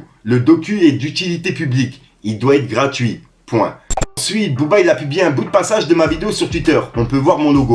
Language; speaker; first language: French; native; French